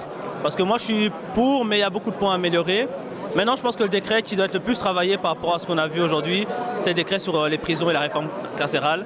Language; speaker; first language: French; native; French